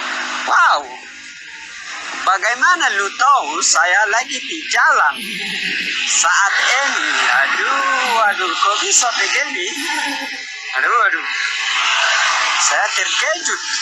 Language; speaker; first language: Indonesian; non-native, learner; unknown